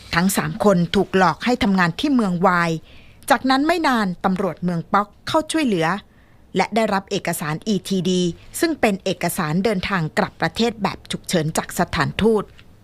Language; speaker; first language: Thai; native; Thai